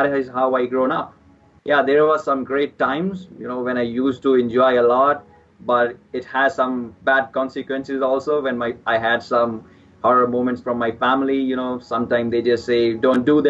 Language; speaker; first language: English; non-native, local second language; Punjabi